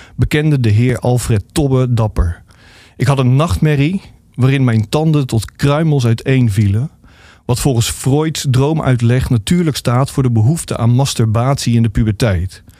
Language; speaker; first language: Dutch; native; Dutch